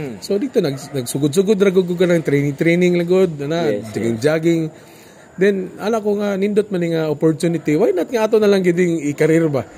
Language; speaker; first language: Cebuano; native; Cebuano